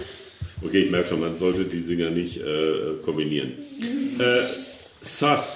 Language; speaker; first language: German; native; German